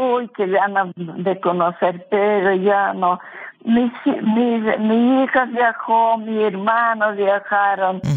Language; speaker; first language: Spanish; non-native, fluent; Russian